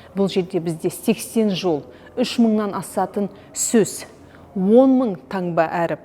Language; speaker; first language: Kazakh; native; Kazakh